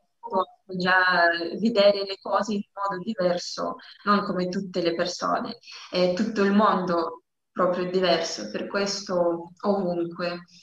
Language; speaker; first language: Italian; non-native, learner; Russian